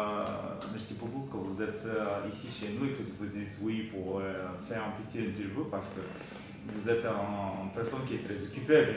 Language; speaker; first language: French; non-native, learner; Bulgarian